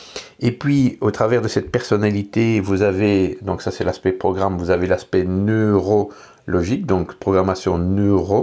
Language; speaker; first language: French; native; French